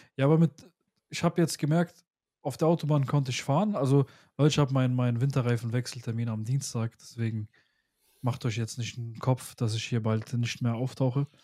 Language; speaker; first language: German; early bilingual, other home language; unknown